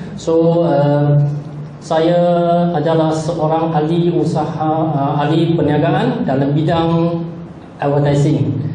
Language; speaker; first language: Malay; non-native, local second language; Min Nan Chinese